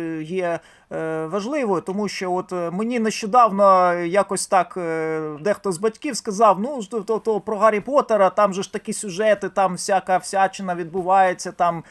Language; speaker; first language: Ukrainian; native; Ukrainian